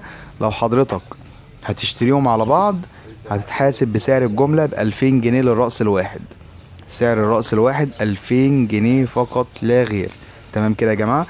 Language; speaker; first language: Arabic; native; Arabic